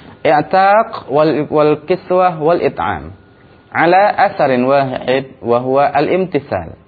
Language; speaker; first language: Arabic; non-native, fluent; Indonesian